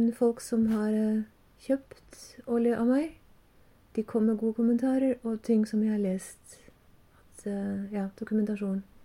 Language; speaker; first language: Norwegian; non-native, fluent; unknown